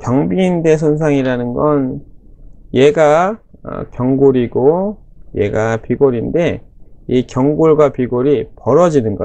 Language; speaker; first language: Korean; native; Korean